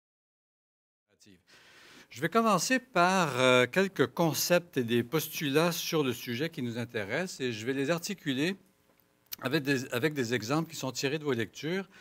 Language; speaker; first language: French; native; French